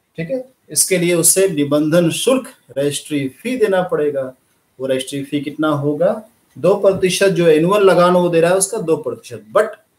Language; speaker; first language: Hindi; native; Hindi